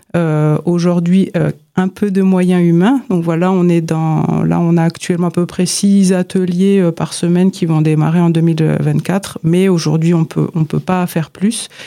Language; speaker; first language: French; native; French